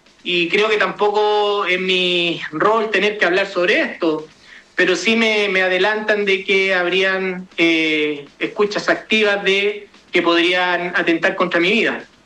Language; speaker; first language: Spanish; native; Spanish